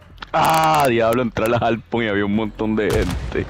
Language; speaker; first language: Spanish; native; Spanish